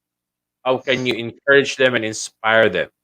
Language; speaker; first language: English; non-native, local second language; Filipino